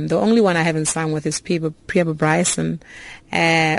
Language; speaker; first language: English; non-native, local second language; Northern Sotho